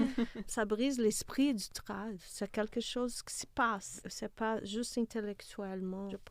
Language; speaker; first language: French; non-native, fluent; Portuguese